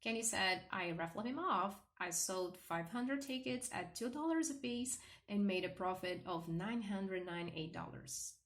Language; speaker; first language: English; non-native, fluent; Portuguese